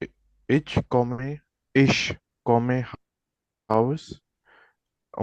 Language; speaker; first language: German; non-native, learner; Arabic